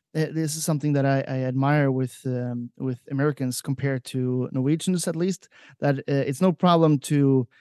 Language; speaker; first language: English; non-native, fluent; Norwegian